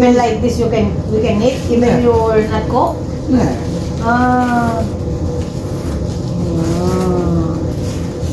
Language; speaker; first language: English; non-native, learner; Filipino